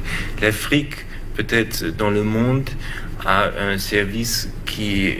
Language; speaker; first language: French; non-native, learner; German